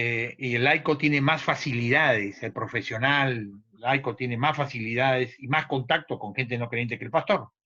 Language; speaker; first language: Spanish; native; Spanish